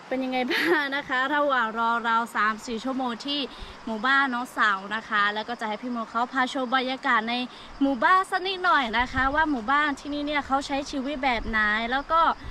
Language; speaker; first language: Thai; non-native, local second language; Lahu